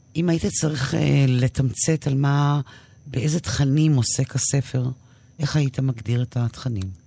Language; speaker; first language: Hebrew; native; Hebrew